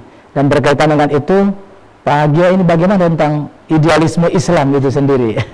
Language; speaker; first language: Indonesian; native; Indonesian